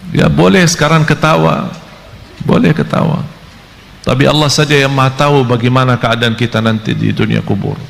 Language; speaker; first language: Malay; non-native, fluent; Arabic